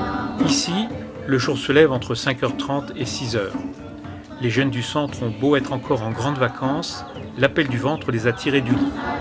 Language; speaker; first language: French; native; French